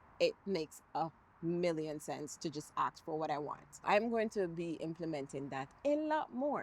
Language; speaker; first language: English; native; English